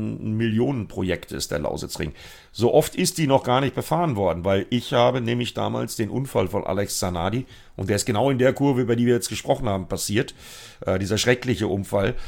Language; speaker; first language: German; native; German